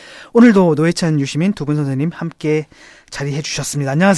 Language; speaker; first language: Korean; native; Korean